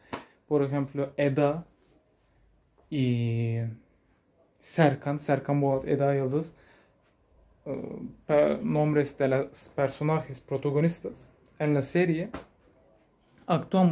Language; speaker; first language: Spanish; non-native, learner; Turkish